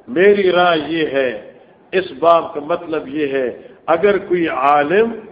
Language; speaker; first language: Urdu; non-native, local second language; Northern Hindko